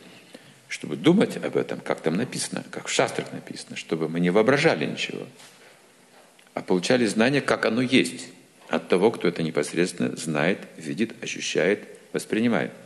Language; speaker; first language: Russian; native; Russian